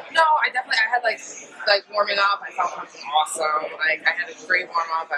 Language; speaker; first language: English; native; English